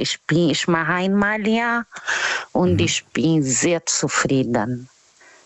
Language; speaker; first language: German; non-native, fluent; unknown